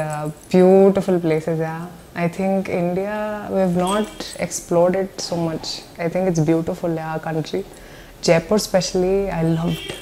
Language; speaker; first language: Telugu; non-native, learner; Hindi